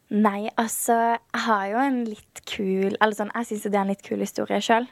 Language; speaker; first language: Norwegian; native; Norwegian